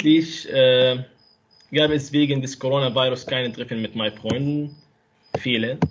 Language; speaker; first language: German; non-native, learner; Arabic